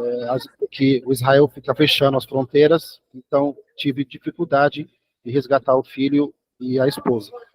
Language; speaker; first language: Portuguese; non-native, fluent; Arabic